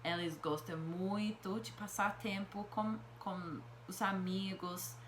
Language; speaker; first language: Portuguese; non-native, fluent; English